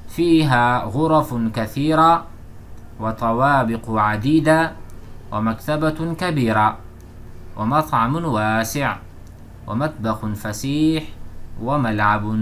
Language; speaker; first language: Arabic; non-native, fluent; Urdu